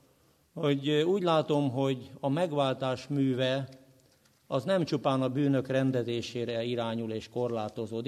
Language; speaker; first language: Hungarian; native; Hungarian